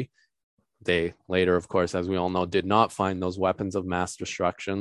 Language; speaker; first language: English; native; English